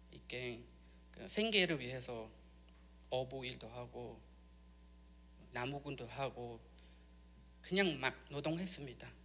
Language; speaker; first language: Korean; non-native, learner; Khmer